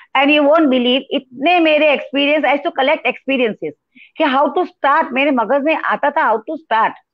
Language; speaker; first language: Hindi; non-native, local second language; Gujarati